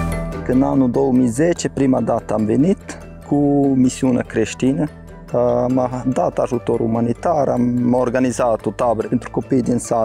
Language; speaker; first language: Romanian; non-native, fluent; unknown